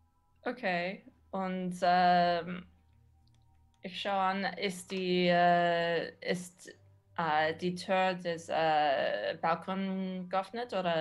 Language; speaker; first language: German; non-native, learner; English